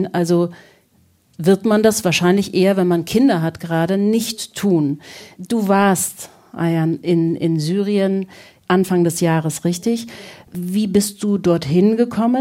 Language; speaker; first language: German; native; German